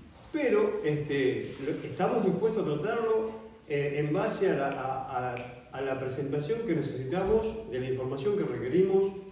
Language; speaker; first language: Spanish; native; Spanish